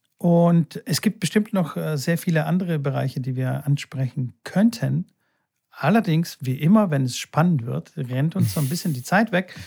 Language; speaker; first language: German; early bilingual, other home language; Bulgarian